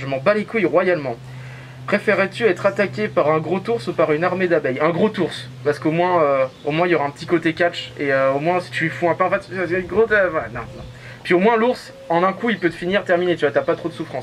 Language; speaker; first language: French; native; French